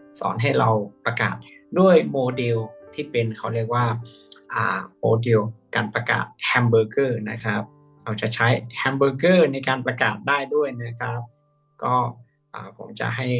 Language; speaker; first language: Thai; native; Thai